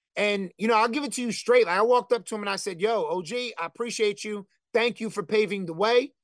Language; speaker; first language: English; native; English